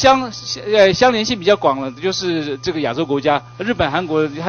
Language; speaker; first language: Chinese; native; Chinese